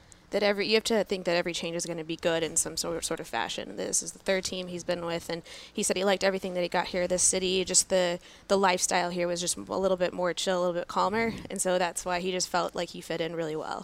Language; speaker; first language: English; early bilingual, other home language; Spanish